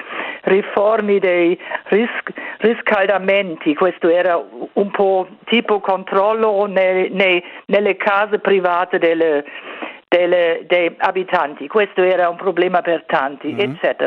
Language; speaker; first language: Italian; non-native, fluent; German